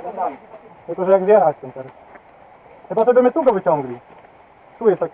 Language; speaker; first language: Polish; native; Polish